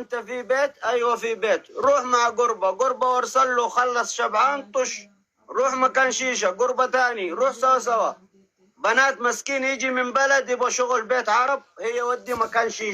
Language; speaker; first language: Arabic; non-native, learner; Oromo